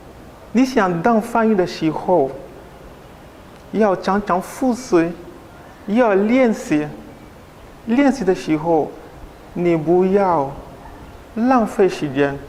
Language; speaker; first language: Chinese; non-native, learner; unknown